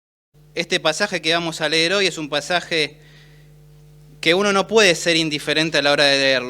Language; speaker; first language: Spanish; native; Spanish